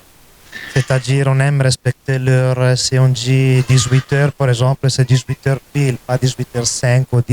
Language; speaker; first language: French; non-native, learner; Italian